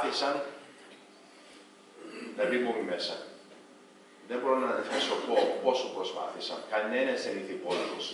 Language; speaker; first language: Greek; early bilingual, heritage; English